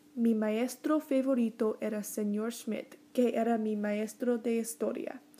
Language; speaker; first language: Spanish; non-native, learner; English